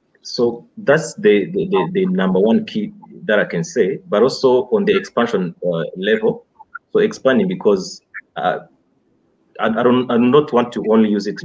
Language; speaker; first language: English; non-native, local second language; Kinyarwanda